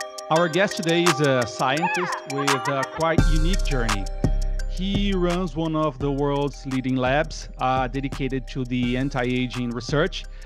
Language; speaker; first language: English; non-native, fluent; Portuguese